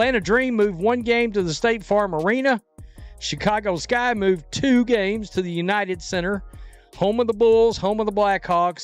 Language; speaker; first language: English; native; English